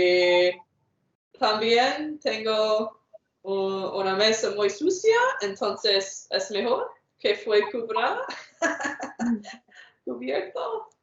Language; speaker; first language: Spanish; non-native, fluent; English